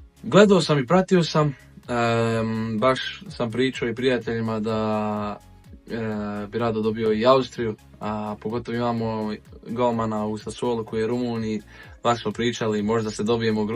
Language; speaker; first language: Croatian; early bilingual, heritage; Bosnian